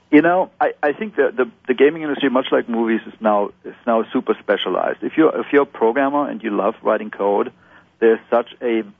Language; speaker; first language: English; non-native, fluent; German